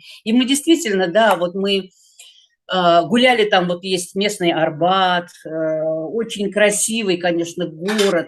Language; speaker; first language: Russian; native; Russian